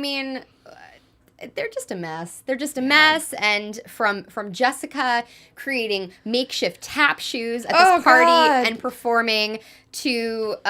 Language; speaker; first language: English; native; English